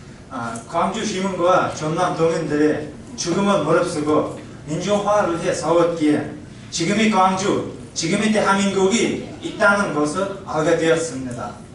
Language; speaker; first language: Korean; non-native, learner; Uzbek